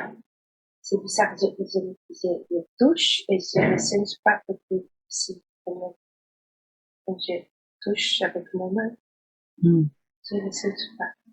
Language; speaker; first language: French; non-native, learner; Spanish